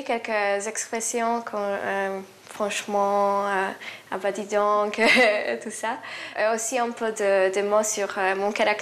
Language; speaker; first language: French; non-native, fluent; Polish